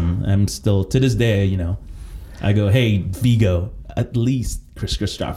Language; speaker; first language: English; early bilingual, other home language; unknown